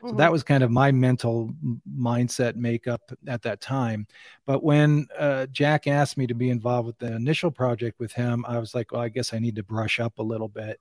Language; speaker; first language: English; native; English